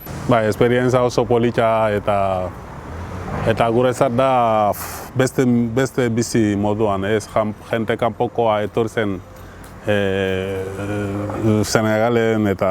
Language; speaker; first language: Basque; non-native, learner; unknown